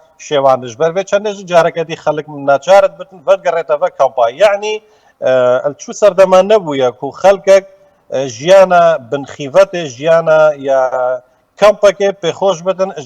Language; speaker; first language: Kurdish; native; Kurdish